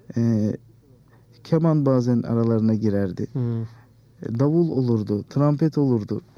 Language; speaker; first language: Turkish; native; Turkish